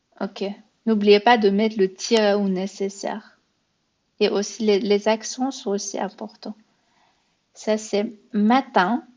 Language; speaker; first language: French; non-native, fluent; Persian